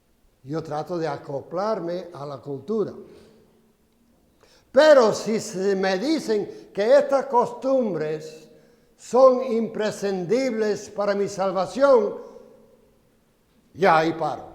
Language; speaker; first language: Spanish; non-native, fluent; English